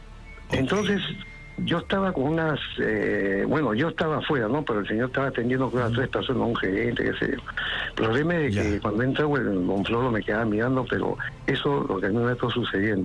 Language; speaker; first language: Spanish; native; Spanish